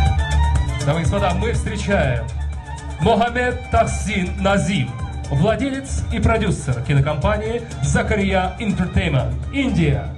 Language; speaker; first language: Russian; native; Russian